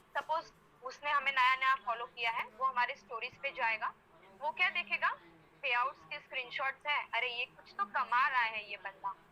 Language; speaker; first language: Hindi; non-native, local second language; Gujarati